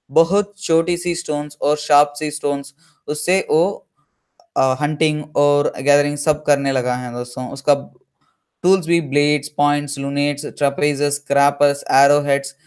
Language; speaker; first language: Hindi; non-native, local second language; Telugu